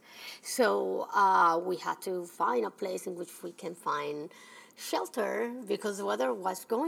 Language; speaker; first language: English; early bilingual, other home language; Spanish